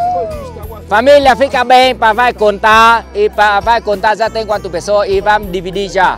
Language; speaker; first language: Portuguese; non-native, learner; Vietnamese